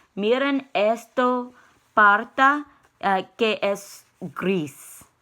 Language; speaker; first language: Spanish; non-native, learner; English